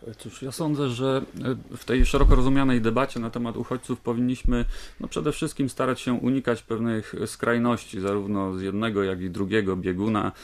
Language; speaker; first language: Polish; native; Polish